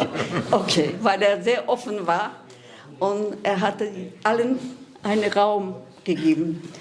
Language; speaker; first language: German; non-native, fluent; Kurdish